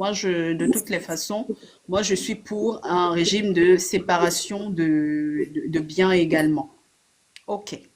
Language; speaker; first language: French; native; French